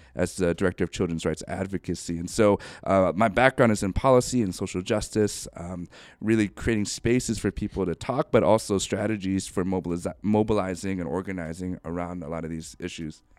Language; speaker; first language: English; native; English